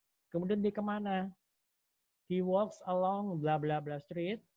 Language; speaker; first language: English; non-native, fluent; Indonesian